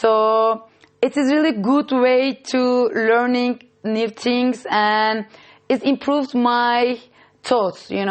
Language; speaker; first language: English; non-native, fluent; Turkish